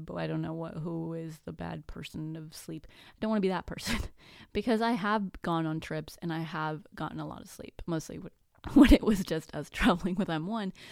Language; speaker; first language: English; non-native, fluent; Spanish